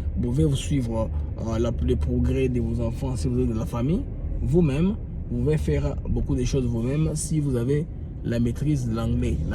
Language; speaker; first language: French; non-native, local second language; Lingala